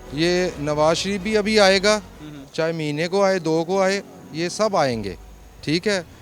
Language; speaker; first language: Urdu; non-native, local second language; Punjabi